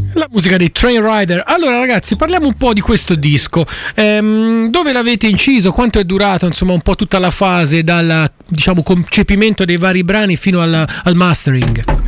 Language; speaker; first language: Italian; native; Italian